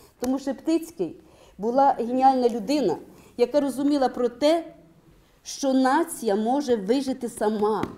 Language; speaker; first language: Ukrainian; native; Ukrainian